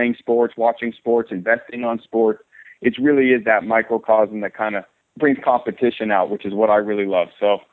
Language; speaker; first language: English; native; English